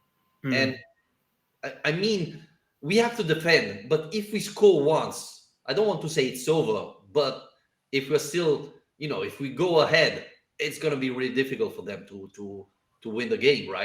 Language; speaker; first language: English; non-native, fluent; Italian